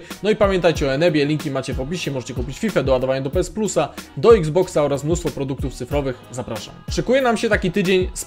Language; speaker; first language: Polish; native; Polish